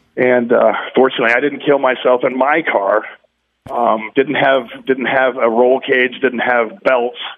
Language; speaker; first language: English; native; English